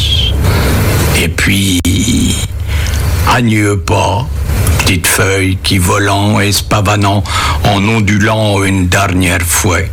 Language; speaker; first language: French; native; French